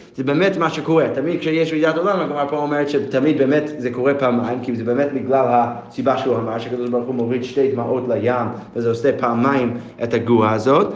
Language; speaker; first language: Hebrew; non-native, fluent; English